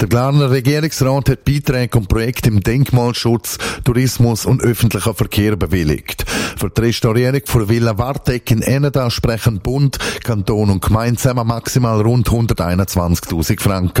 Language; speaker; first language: German; native; German